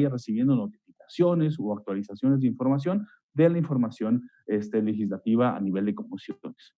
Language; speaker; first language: Spanish; native; Spanish